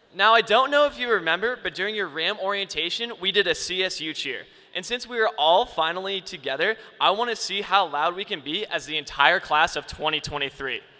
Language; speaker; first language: English; native; English